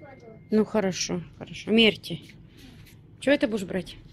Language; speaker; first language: Russian; native; Russian